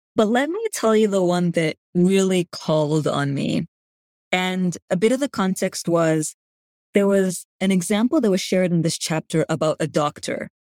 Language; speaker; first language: English; non-native, fluent; Gujarati